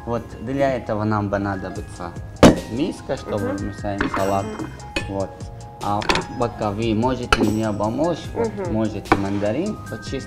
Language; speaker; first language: Russian; non-native, learner; Arabic